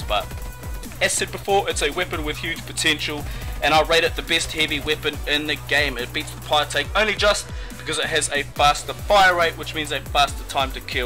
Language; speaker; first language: English; native; English